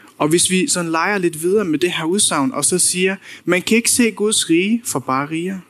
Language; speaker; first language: Danish; non-native, local second language; Faroese